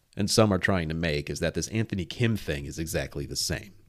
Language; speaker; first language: English; native; English